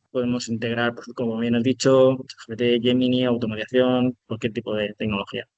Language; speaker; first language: Spanish; native; Spanish